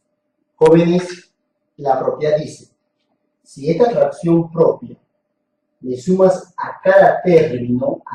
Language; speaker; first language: Spanish; native; Spanish